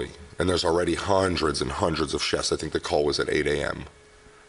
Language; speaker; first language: English; native; English